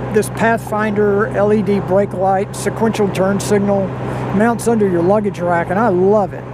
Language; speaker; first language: English; native; English